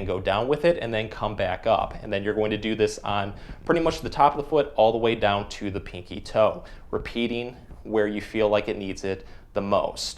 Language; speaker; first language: English; native; English